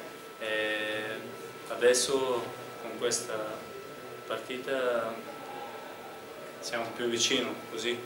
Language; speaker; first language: Italian; non-native, learner; Bulgarian